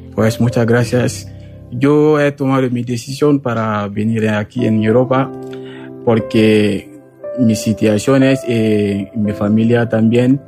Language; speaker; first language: Spanish; non-native, learner; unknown